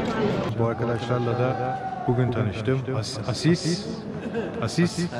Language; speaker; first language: Turkish; native; Turkish